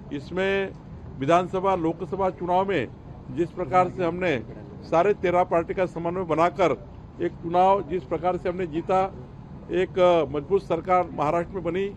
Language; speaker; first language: Hindi; non-native, local second language; Marathi